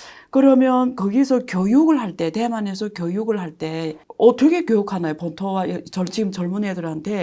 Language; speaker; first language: Korean; native; Korean